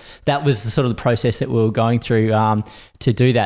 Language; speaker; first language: English; native; English